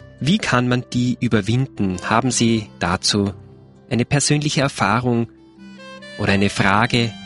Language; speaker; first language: German; native; German